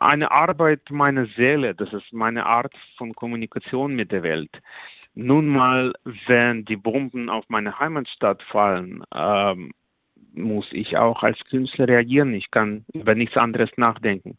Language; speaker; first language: German; non-native, fluent; Russian